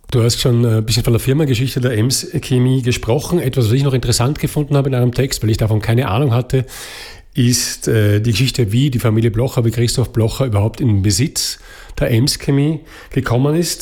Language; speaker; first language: German; native; German